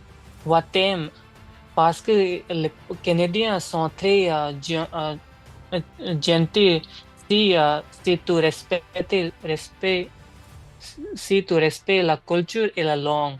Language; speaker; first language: French; non-native, learner; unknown